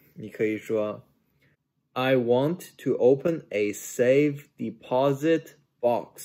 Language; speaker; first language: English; non-native, fluent; Chinese